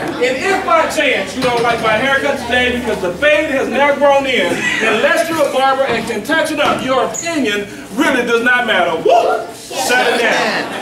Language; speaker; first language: English; native; English